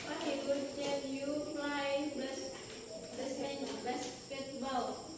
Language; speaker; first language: English; non-native, learner; Indonesian